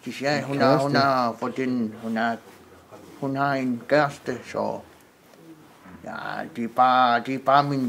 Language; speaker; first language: Danish; non-native, local second language; Kalaallisut